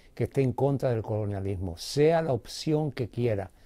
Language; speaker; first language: Spanish; early bilingual, heritage; Spanish